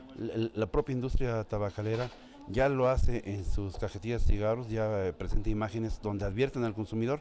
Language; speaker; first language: Spanish; native; Spanish